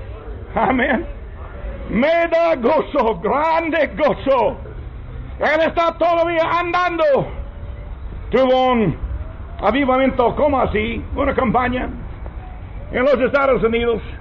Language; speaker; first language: Spanish; non-native, fluent; English